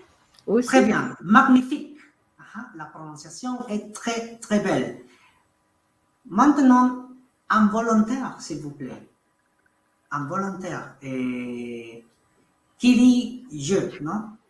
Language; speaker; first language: French; non-native, fluent; Spanish